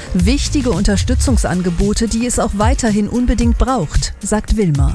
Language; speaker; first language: German; native; German